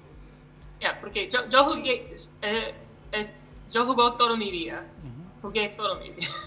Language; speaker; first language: Spanish; non-native, learner; English